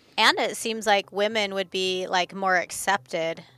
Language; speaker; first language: English; native; English